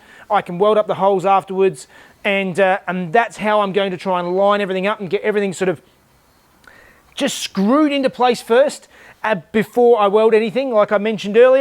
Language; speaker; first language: English; native; English